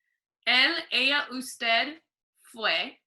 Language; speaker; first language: Spanish; non-native, fluent; English